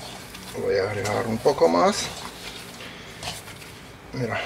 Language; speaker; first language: Spanish; non-native, fluent; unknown